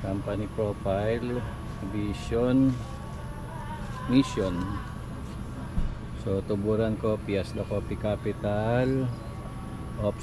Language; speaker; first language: English; non-native, local second language; Filipino